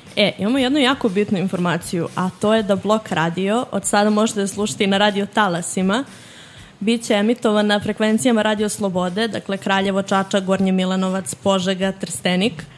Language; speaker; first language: Serbian; native; Serbian